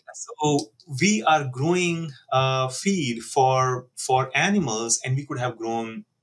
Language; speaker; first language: English; non-native, local second language; Hindi